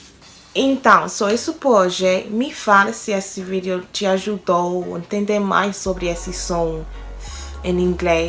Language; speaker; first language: Portuguese; non-native, fluent; English